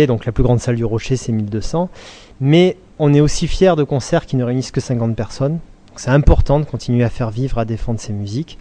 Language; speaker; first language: French; native; French